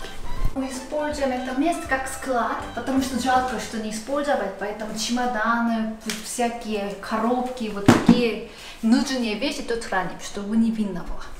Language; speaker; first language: Russian; non-native, fluent; Korean